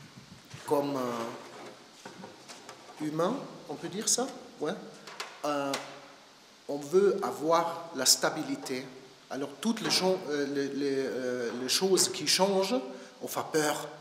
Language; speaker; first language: French; non-native, learner; German